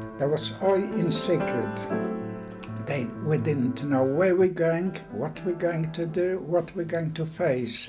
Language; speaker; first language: English; non-native, fluent; Polish